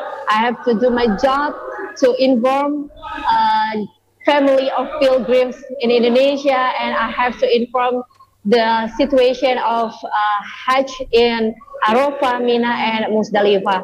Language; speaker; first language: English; non-native, learner; Indonesian